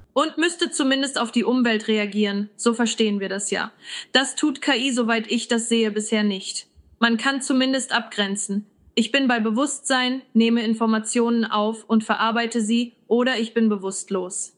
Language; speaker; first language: German; native; German